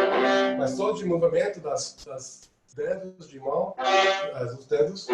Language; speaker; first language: Portuguese; non-native, fluent; English